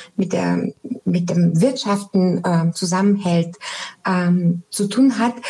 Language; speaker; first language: German; non-native, fluent; Bulgarian